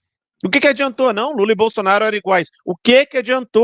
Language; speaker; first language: Portuguese; native; Portuguese